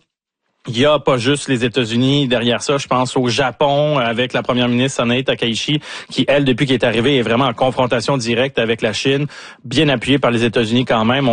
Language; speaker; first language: French; native; French